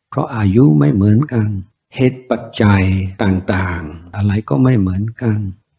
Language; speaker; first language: Thai; non-native, fluent; English